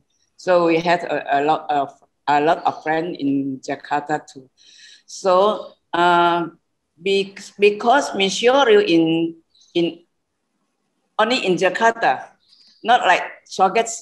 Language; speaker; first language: English; non-native, fluent; Indonesian